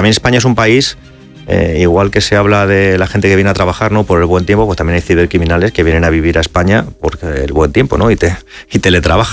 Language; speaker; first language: Spanish; native; Spanish